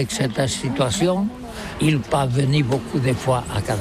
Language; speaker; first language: French; non-native, learner; Catalan